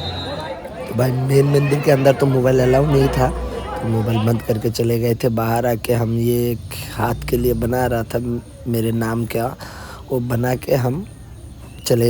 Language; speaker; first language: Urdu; non-native, local second language; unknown